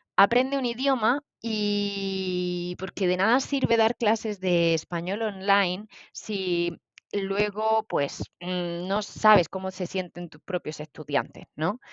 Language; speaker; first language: Spanish; native; Spanish